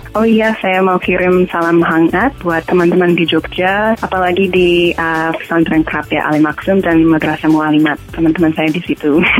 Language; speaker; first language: Indonesian; non-native, fluent; English